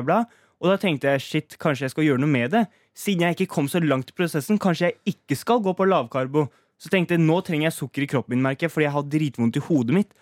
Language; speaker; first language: Norwegian; early bilingual, other home language; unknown